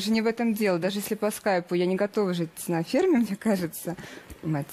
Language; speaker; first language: Russian; native; Russian